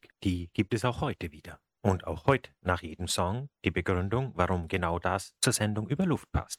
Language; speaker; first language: German; native; German